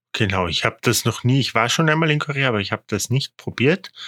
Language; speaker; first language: German; native; German